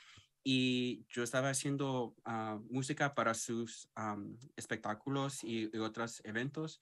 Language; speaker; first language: Spanish; early bilingual, heritage; English